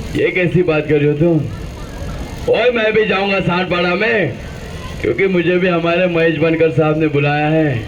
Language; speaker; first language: Hindi; non-native, local second language; Marathi